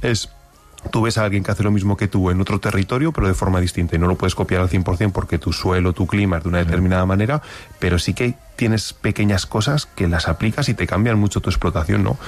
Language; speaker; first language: Spanish; native; Spanish